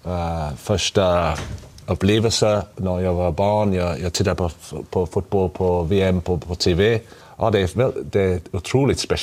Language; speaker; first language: Swedish; non-native, learner; English